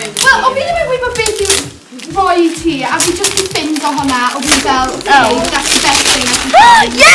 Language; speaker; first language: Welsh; non-native, local second language; English